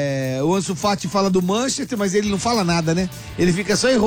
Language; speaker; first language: Portuguese; native; Portuguese